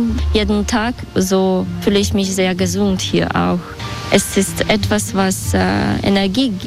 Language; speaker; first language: German; non-native, learner; Russian